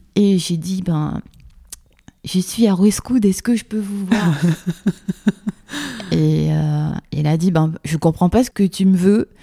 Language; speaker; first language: French; native; French